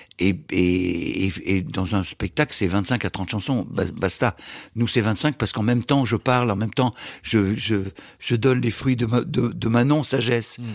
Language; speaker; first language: French; native; French